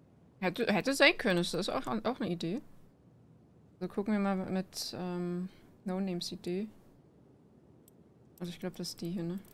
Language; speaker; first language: German; native; German